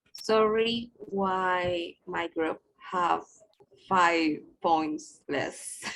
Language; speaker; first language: English; non-native, learner; Spanish